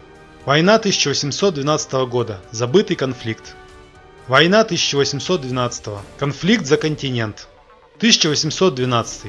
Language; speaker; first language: Russian; native; Russian